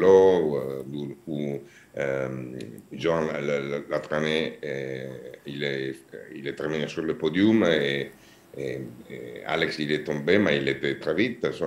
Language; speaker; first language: French; non-native, learner; Italian